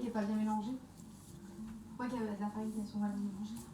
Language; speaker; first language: French; native; French